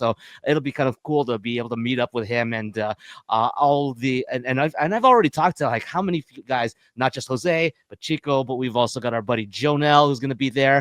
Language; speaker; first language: English; native; English